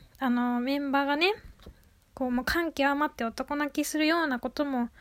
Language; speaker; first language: Japanese; native; Japanese